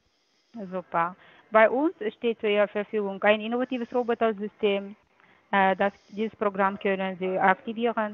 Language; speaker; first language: German; non-native, fluent; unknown